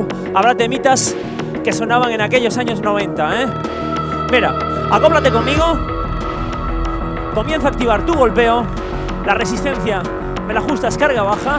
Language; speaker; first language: Spanish; native; Spanish